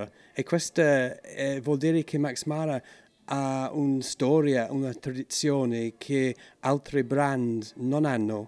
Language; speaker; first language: Italian; non-native, fluent; English